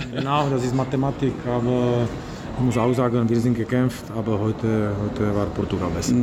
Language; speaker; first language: German; non-native, learner; Czech